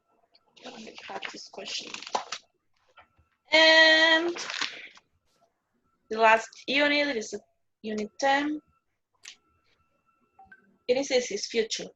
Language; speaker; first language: English; non-native, learner; Spanish